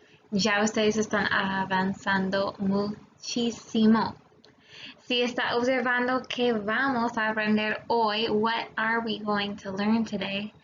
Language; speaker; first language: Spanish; non-native, fluent; English